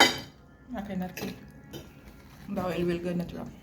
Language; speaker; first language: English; non-native, local second language; Filipino